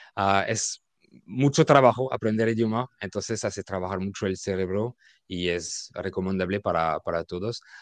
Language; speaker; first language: Spanish; non-native, fluent; French